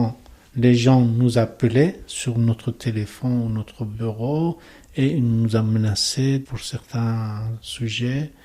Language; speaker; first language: French; non-native, learner; Persian